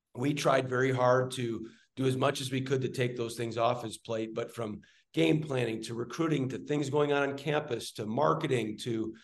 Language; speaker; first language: English; native; English